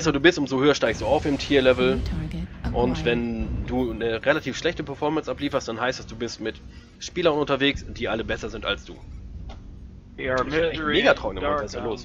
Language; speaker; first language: German; native; German